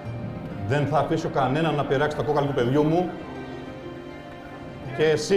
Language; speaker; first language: Greek; native; Greek